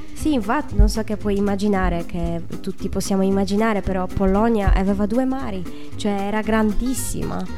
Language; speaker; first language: Italian; non-native, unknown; Polish